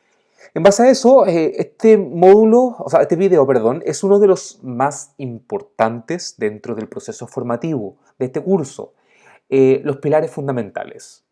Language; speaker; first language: Spanish; native; Spanish